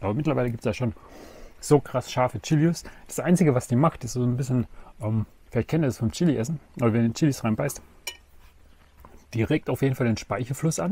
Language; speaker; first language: German; native; German